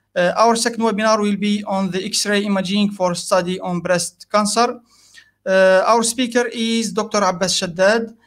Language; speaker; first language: English; non-native, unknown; Arabic